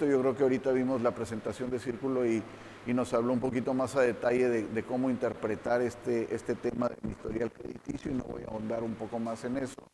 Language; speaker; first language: Spanish; native; Spanish